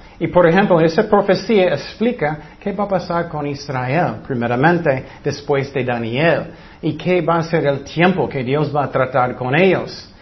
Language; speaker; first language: Spanish; non-native, fluent; English